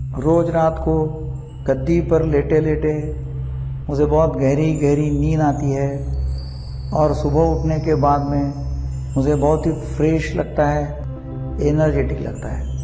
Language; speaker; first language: Hindi; non-native, local second language; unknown